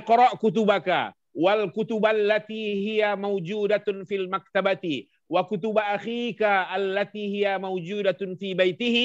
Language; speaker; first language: Arabic; non-native, fluent; Indonesian